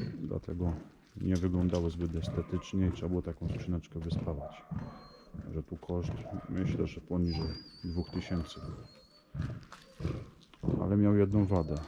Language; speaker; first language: Polish; native; Polish